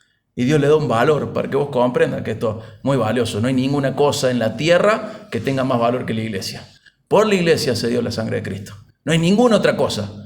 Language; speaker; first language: Spanish; native; Spanish